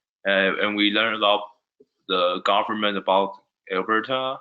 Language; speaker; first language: English; non-native, learner; Chinese